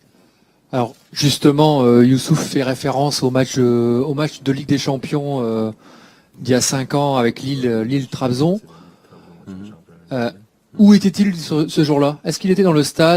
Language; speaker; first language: French; native; French